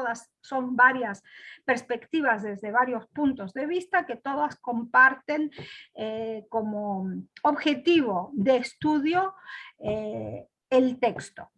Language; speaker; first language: Spanish; non-native, fluent; Greek